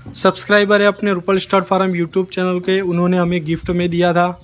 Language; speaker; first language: Hindi; non-native, local second language; Gujarati